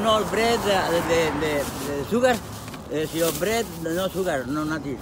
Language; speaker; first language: English; non-native, learner; Spanish